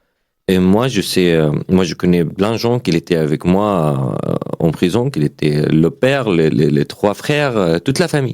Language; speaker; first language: French; non-native, learner; Arabic